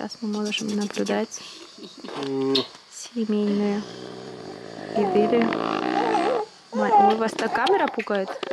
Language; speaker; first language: Russian; native; Russian